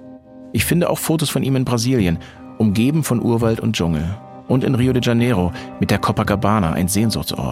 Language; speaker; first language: German; native; German